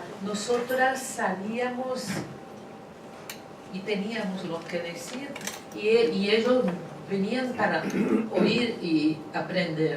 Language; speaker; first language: Spanish; non-native, fluent; Portuguese